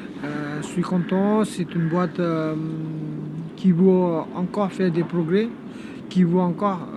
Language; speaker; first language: French; non-native, fluent; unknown